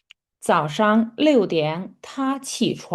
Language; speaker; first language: Chinese; non-native, fluent; Georgian